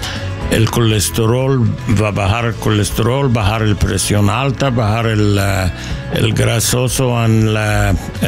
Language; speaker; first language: Spanish; non-native, learner; English